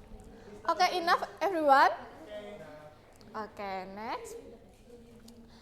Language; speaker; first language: English; non-native, learner; Indonesian